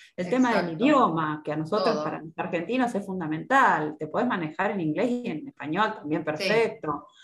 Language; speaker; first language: Spanish; native; Spanish